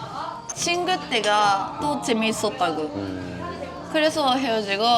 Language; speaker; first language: Korean; non-native, fluent; Japanese